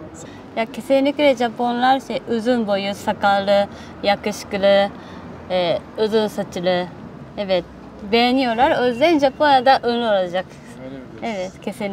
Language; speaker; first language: Turkish; non-native, learner; Japanese